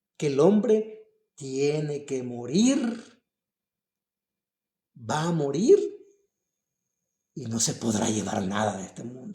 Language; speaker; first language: Spanish; native; Spanish